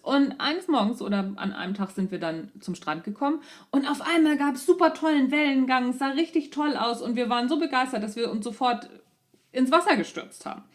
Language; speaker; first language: German; native; German